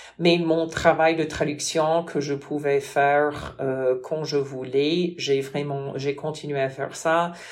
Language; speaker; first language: French; non-native, fluent; English